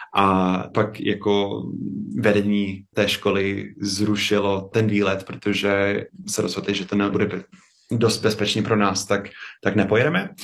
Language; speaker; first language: Czech; non-native, fluent; English